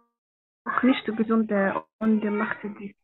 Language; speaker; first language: German; non-native, learner; Arabic